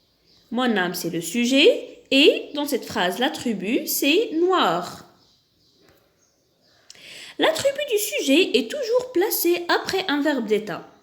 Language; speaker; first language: French; non-native, local second language; Arabic